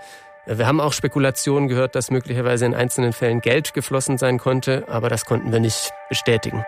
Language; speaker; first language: German; native; German